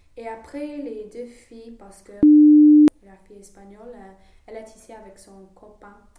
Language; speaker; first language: French; non-native, learner; English